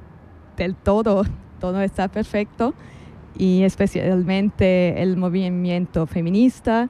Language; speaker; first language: Spanish; non-native, fluent; German